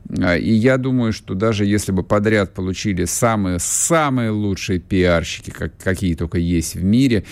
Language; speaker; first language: Russian; native; Russian